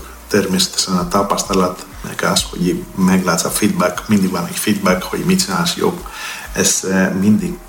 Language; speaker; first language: Hungarian; non-native, learner; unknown